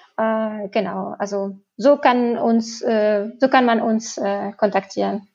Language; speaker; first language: German; non-native, fluent; Arabic